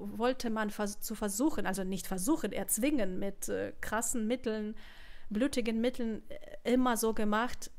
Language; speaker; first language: German; non-native, fluent; Russian